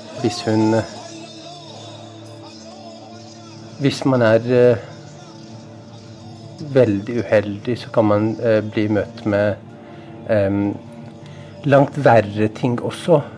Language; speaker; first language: Norwegian; non-native, fluent; Persian